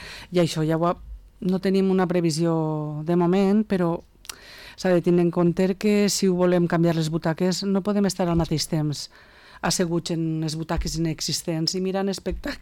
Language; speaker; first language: Catalan; native; Catalan